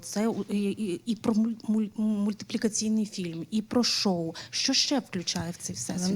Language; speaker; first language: Ukrainian; native; Ukrainian